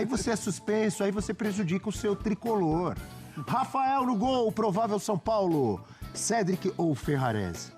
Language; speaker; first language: Portuguese; native; Portuguese